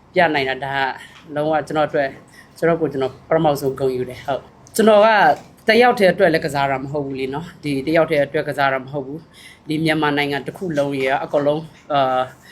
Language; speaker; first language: Burmese; native; Burmese